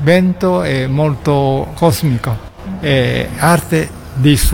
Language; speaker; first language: Italian; non-native, learner; Japanese